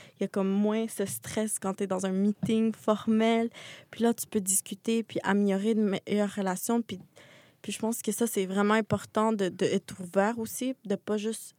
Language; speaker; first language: French; native; French